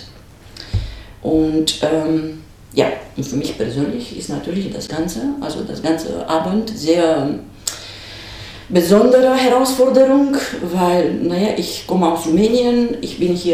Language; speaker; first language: German; non-native, fluent; Romanian